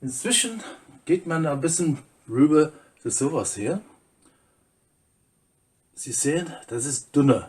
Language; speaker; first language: German; non-native, fluent; English